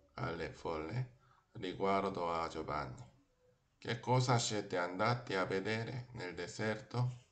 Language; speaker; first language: Italian; non-native, fluent; Korean